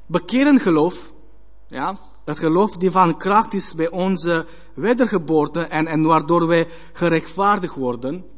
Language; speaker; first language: Dutch; non-native, learner; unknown